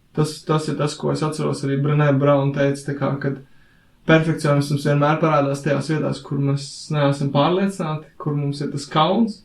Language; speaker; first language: Latvian; native; Latvian